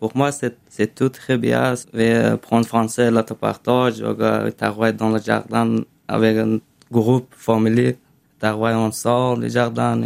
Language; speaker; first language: French; non-native, learner; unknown